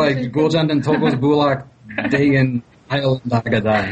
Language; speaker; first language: Kyrgyz; non-native, fluent; English